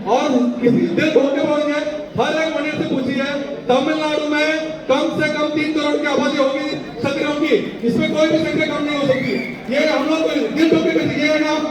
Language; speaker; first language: Hindi; non-native, local second language; Tamil